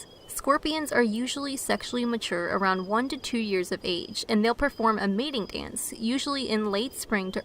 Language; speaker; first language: English; native; English